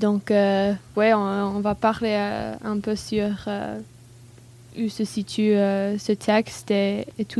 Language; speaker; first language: French; non-native, learner; English